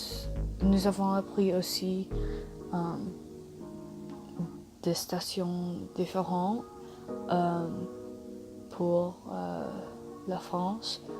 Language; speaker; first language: French; non-native, learner; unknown